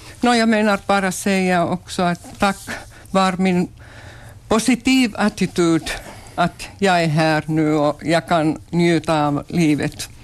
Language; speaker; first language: Swedish; non-native, local second language; Finnish